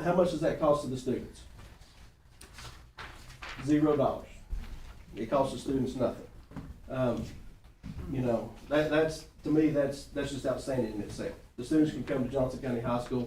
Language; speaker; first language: English; native; English